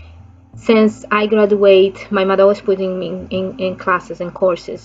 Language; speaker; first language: English; non-native, fluent; Portuguese